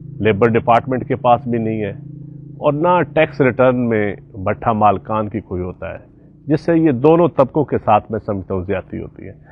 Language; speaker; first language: Urdu; non-native, local second language; Punjabi